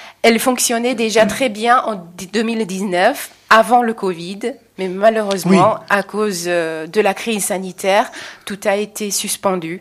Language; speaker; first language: French; non-native, fluent; Chinese